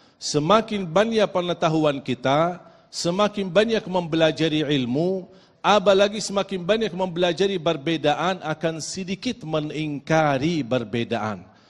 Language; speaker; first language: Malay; non-native, fluent; Arabic